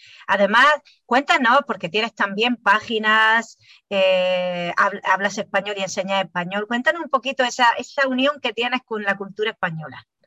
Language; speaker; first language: Spanish; native; Spanish